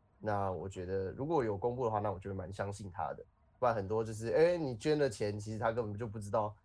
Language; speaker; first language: Chinese; native; Chinese